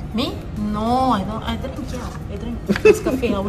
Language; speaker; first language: English; non-native, learner; Arabic